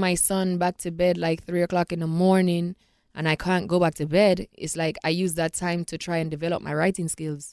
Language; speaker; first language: English; non-native, local second language; Jamaican Creole English